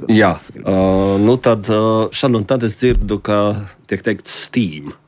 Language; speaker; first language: Latvian; native; Latvian